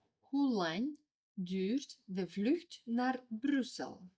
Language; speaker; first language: Dutch; non-native, fluent; Ukrainian